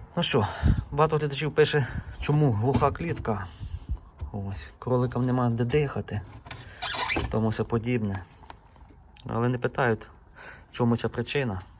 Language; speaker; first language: Ukrainian; native; Ukrainian